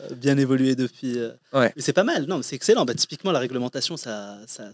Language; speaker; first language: French; non-native, local second language; Arabic